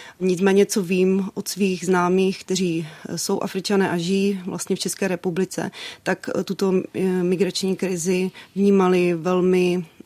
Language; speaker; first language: Czech; native; Czech